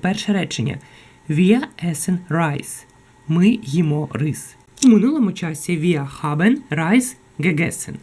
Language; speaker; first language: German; non-native, fluent; Ukrainian